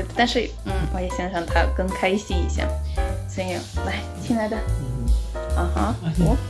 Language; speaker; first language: Chinese; non-native, fluent; Ukrainian